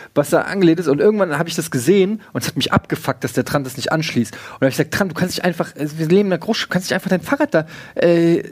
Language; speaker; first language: German; native; German